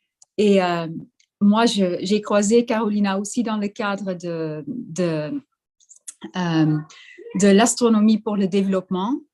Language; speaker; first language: French; non-native, fluent; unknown